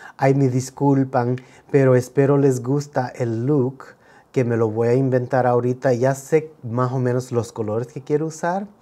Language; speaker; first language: Spanish; early bilingual, heritage; Spanish